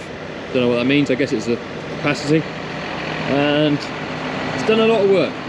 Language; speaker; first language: English; native; English